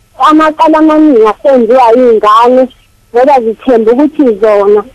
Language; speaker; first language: Zulu; native; Zulu